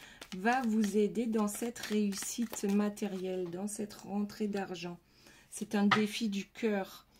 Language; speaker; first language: French; native; French